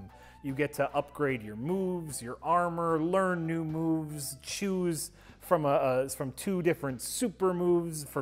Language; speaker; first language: English; native; English